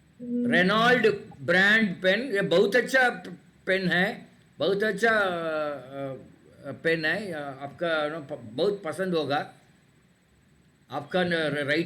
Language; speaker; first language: Hindi; non-native, local second language; Tamil